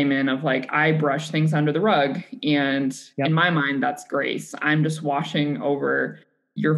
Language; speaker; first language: English; native; English